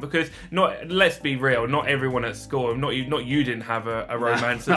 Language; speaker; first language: English; native; English